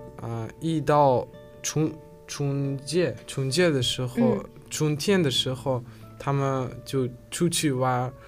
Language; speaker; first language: Chinese; non-native, learner; Uzbek